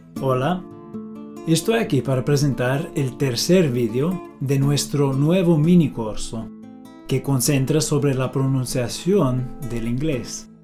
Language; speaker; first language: Spanish; non-native, fluent; English